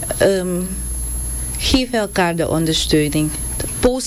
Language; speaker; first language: Dutch; non-native, local second language; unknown